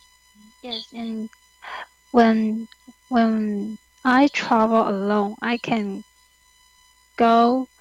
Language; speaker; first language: English; non-native, learner; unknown